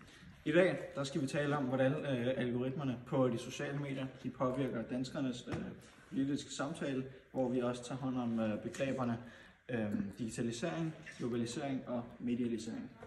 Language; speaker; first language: Danish; native; Danish